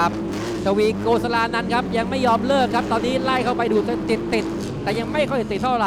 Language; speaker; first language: Thai; native; Thai